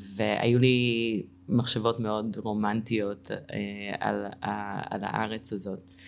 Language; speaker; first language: Hebrew; non-native, fluent; English